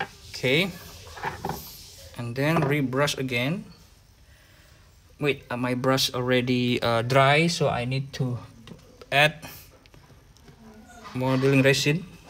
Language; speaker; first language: English; non-native, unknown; Indonesian